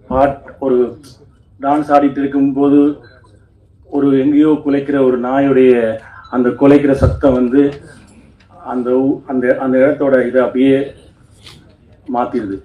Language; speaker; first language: Tamil; native; Tamil